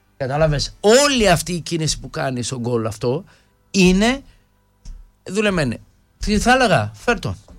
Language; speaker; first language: Greek; early bilingual, heritage; Greek